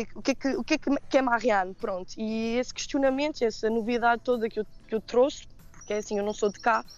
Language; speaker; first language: Portuguese; early bilingual, heritage; Portuguese